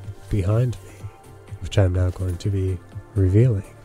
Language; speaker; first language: English; native; English